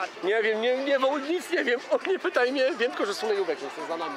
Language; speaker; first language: Polish; native; Polish